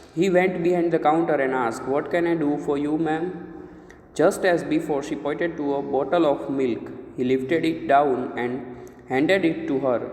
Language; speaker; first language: English; non-native, local second language; Gujarati